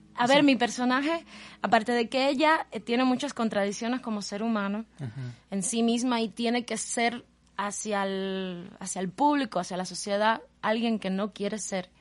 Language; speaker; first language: Spanish; native; Spanish